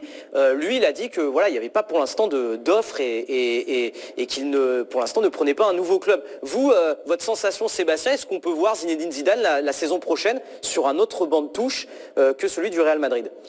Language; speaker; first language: French; native; French